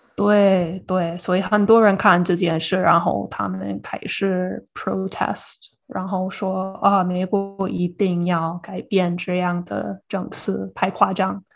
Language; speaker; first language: Chinese; non-native, fluent; English